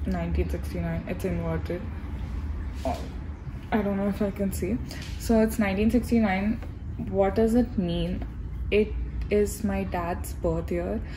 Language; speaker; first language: English; non-native, local second language; Telugu